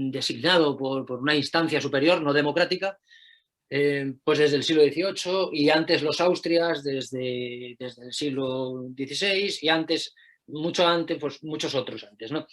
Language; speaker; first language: Spanish; native; Spanish